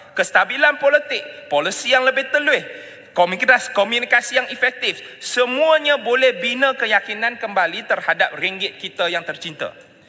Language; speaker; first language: Malay; non-native, local second language; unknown